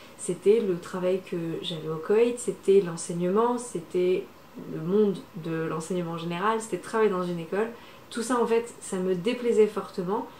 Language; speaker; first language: French; native; French